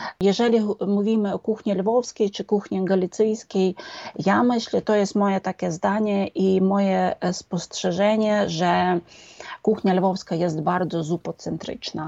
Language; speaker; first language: Polish; non-native, fluent; Ukrainian